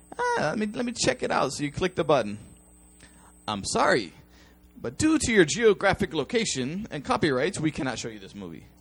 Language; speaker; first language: English; native; English